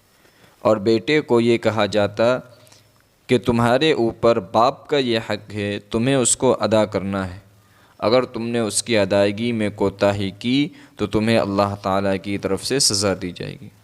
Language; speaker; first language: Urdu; non-native, local second language; Gujarati